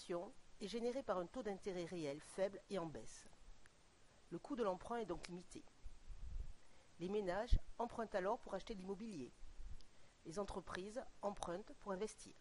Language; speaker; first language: French; native; French